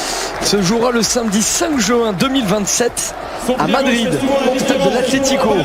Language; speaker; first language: French; native; French